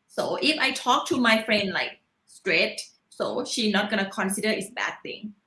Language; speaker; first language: English; non-native, learner; Thai